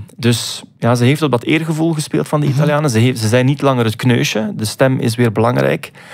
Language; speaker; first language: Dutch; native; Dutch